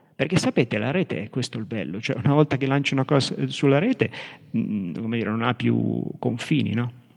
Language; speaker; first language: Italian; native; Italian